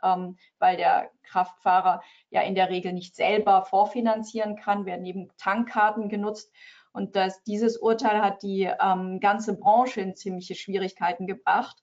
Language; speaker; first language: German; native; German